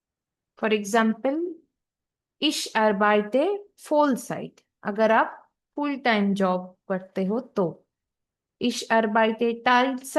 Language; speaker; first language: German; non-native, fluent; Hindi